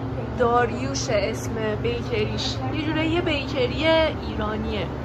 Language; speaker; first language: Persian; native; Persian